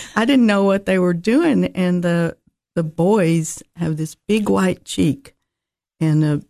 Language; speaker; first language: English; native; English